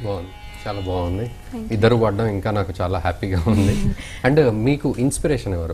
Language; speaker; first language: Telugu; native; Telugu